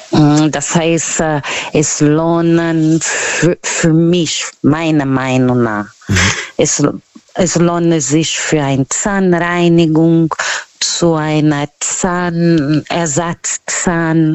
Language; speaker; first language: German; non-native, learner; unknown